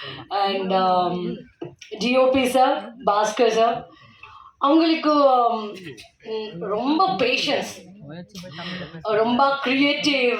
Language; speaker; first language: Tamil; non-native, fluent; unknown